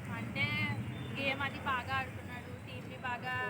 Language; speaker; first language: Telugu; native; Telugu